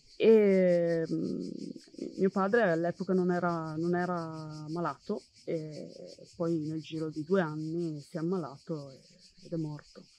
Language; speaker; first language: Italian; native; Italian